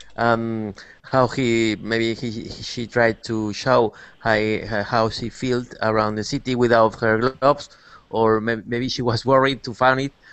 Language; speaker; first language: English; non-native, learner; Spanish